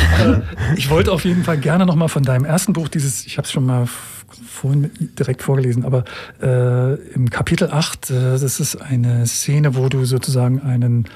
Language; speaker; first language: German; native; German